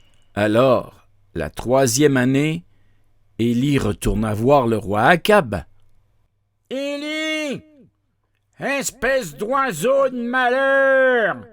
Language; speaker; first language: French; native; French